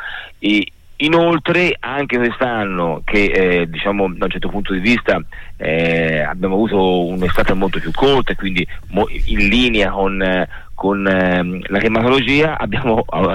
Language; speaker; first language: Italian; native; Italian